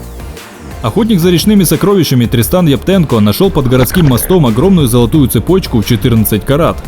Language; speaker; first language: Russian; native; Russian